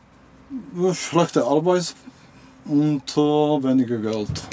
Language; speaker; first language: German; non-native, learner; Czech